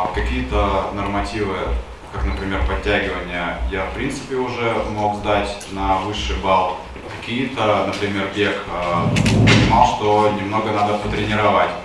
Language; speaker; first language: Russian; native; Russian